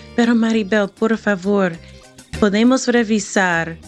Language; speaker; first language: Spanish; non-native, fluent; English